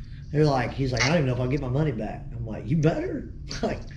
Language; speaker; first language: English; native; English